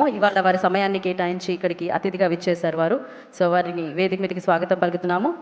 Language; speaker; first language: Telugu; native; Telugu